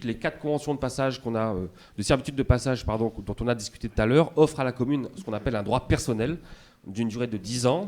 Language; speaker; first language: French; native; French